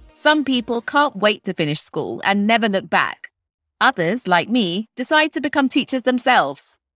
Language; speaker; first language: English; native; English